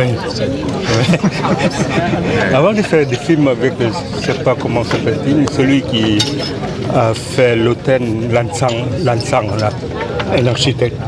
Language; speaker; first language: French; non-native, fluent; Lao